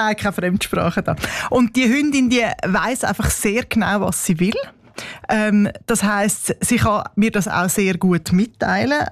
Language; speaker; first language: German; native; German